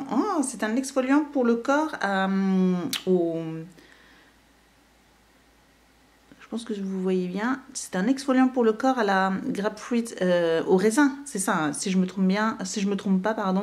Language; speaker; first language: French; native; French